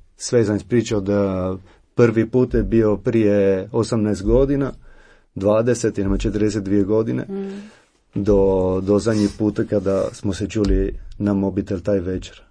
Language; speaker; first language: Croatian; non-native, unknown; Italian